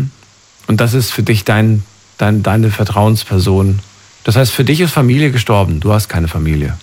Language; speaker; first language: German; native; German